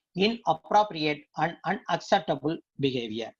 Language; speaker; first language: English; non-native, local second language; Tamil